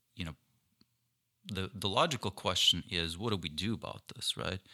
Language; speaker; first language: English; non-native, fluent; Ukrainian